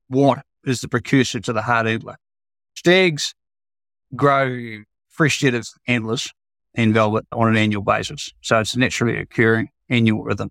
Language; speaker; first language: English; native; English